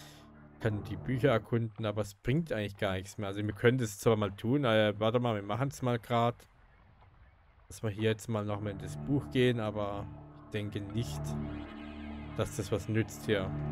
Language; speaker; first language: German; native; German